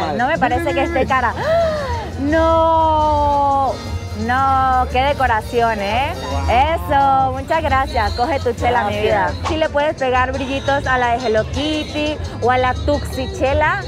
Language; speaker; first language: Spanish; native; Spanish